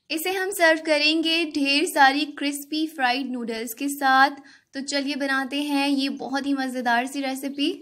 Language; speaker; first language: Hindi; native; Hindi